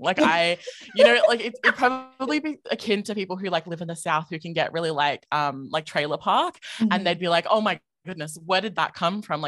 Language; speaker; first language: English; native; English